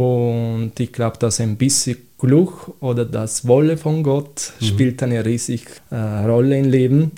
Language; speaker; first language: German; non-native, fluent; Italian